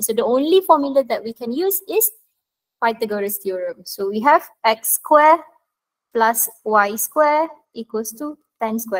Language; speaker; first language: English; non-native, local second language; Malay